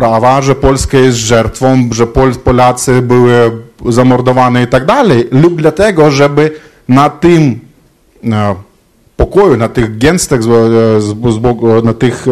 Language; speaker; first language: Polish; non-native, fluent; Ukrainian